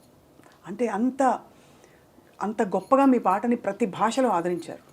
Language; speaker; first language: Telugu; native; Telugu